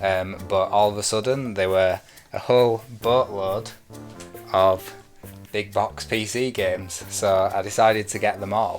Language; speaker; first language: English; native; English